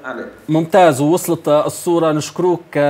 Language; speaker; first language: Arabic; native; Arabic